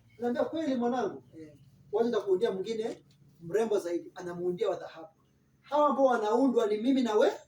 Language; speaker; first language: Swahili; non-native, local second language; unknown